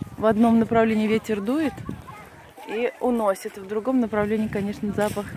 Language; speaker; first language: Russian; native; Russian